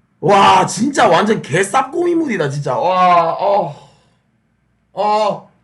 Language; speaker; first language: Korean; native; Korean